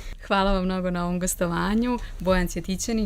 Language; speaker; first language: Serbian; native; Serbian